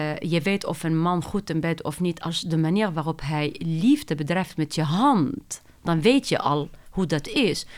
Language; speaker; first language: Dutch; non-native, fluent; Arabic